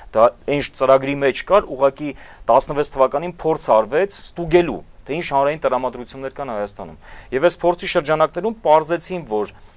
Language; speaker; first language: Armenian; native; Armenian